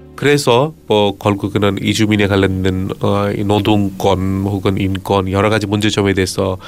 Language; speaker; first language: Korean; non-native, fluent; Bangla